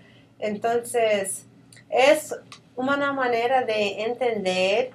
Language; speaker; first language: Spanish; non-native, fluent; English